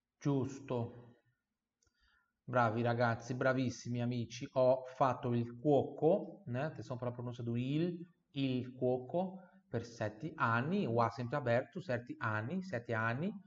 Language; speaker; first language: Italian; non-native, fluent; Portuguese